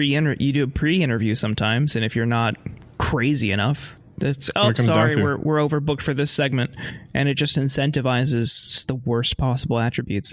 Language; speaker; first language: English; native; English